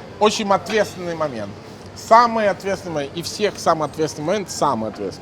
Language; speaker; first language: Russian; non-native, fluent; Italian